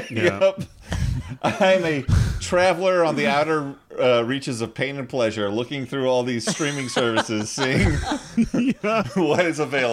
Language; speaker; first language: English; native; English